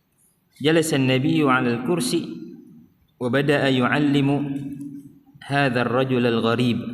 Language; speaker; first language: Arabic; non-native, fluent; Malay